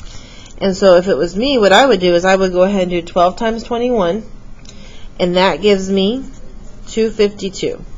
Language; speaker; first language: English; native; English